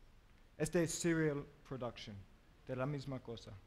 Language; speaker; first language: Spanish; non-native, learner; English